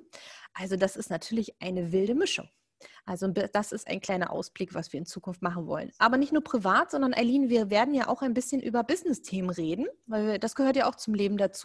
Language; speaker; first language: German; native; German